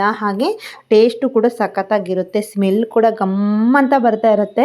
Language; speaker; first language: Kannada; native; Kannada